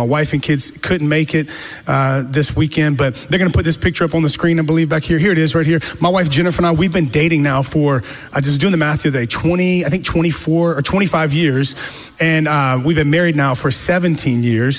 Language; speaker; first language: English; native; English